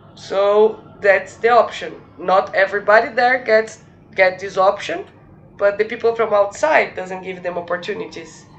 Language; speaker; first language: English; non-native, fluent; Portuguese